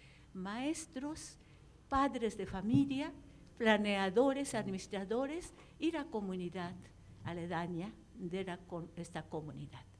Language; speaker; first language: Spanish; non-native, fluent; Japanese